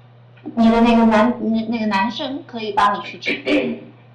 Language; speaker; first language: Chinese; native; Chinese